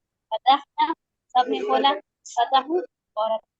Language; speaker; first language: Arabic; non-native, learner; Urdu